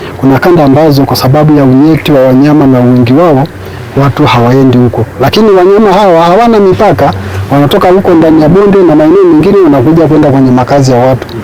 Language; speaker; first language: Swahili; non-native, local second language; Masai